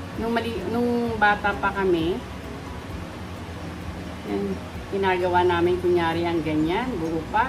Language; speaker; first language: Filipino; native; Filipino